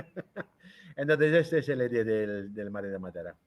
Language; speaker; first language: Spanish; non-native, fluent; English